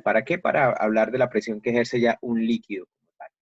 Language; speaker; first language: Spanish; native; Spanish